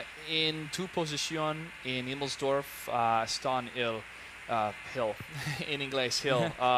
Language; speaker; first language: Spanish; non-native, learner; English